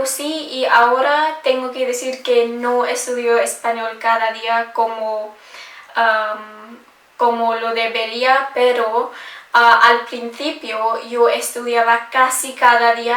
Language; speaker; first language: Spanish; non-native, learner; English